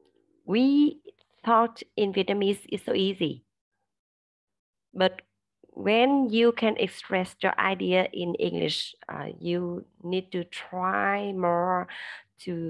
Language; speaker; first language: English; non-native, learner; Vietnamese